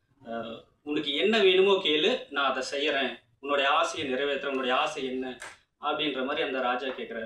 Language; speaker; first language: Tamil; native; Tamil